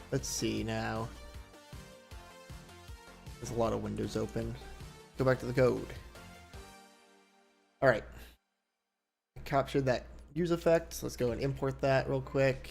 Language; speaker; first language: English; native; English